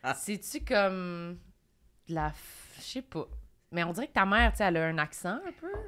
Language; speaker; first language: French; native; French